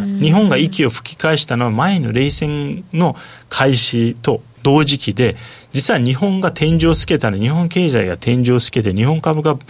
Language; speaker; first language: Japanese; non-native, fluent; Turkish